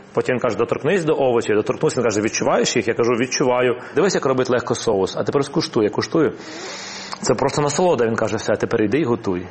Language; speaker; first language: Ukrainian; non-native, local second language; Russian